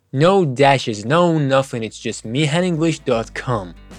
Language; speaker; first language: English; non-native, fluent; Persian